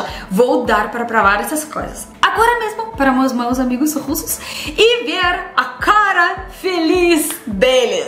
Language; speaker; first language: Portuguese; non-native, learner; Russian